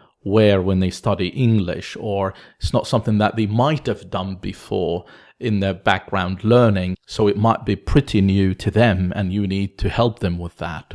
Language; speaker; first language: English; non-native, fluent; Arabic